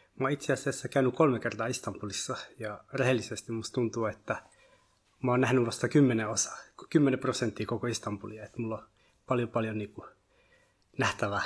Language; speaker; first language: Finnish; early bilingual, other home language; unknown